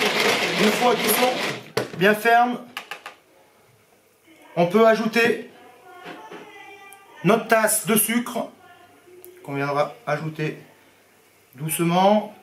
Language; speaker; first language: French; native; French